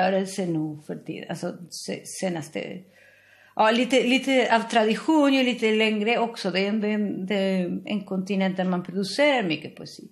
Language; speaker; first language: Swedish; non-native, fluent; Spanish